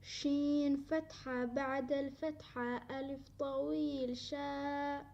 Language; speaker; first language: Arabic; non-native, learner; Somali